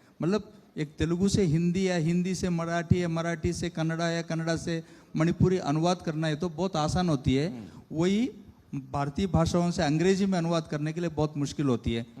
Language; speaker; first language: Hindi; non-native, local second language; Telugu